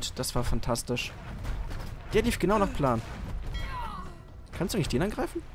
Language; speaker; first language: German; native; German